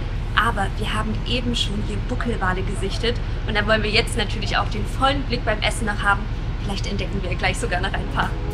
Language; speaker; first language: German; native; German